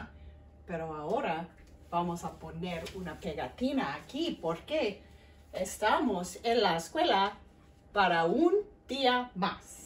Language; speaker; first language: Spanish; non-native, fluent; English